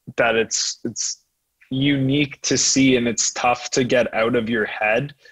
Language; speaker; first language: English; native; English